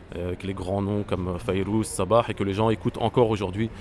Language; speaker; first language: French; non-native, local second language; Arabic